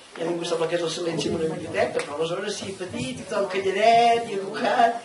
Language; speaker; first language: Catalan; native; Catalan